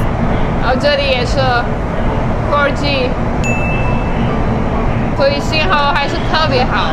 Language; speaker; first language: Chinese; non-native, fluent; Czech